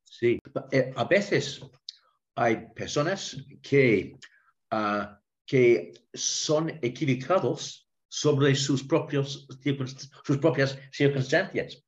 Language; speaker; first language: Spanish; non-native, learner; English